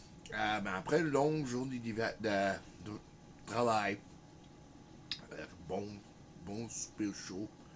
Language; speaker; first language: French; early bilingual, heritage; French